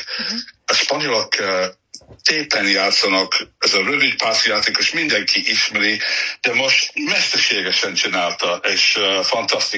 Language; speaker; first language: Hungarian; non-native, fluent; English